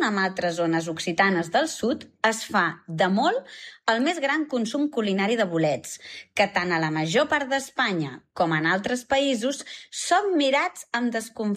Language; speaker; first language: Catalan; native; Catalan